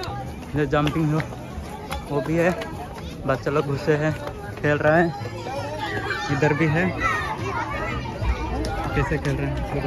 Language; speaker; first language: Hindi; non-native, local second language; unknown